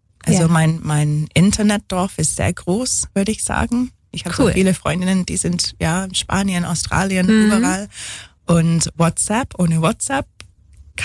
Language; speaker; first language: German; non-native, fluent; English